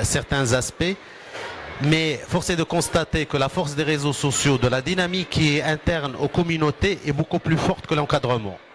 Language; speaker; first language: French; non-native, local second language; Arabic